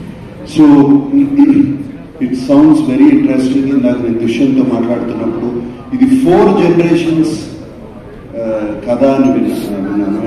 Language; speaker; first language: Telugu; native; Telugu